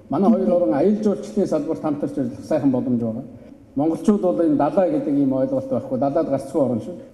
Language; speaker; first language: Mongolian; native; Mongolian